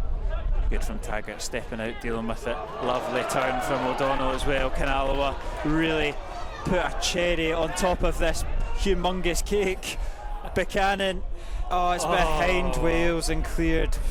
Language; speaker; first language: English; native; English